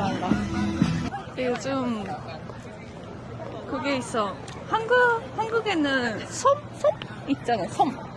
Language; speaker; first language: Korean; non-native, fluent; Japanese